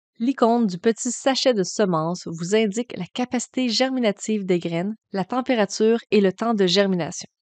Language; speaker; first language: French; native; French